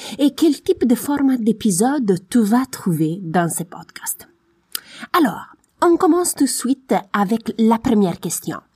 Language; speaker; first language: French; non-native, fluent; Italian